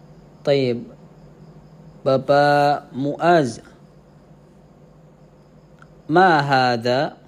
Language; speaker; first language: Arabic; non-native, fluent; Indonesian